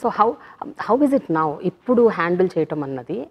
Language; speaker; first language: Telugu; native; Telugu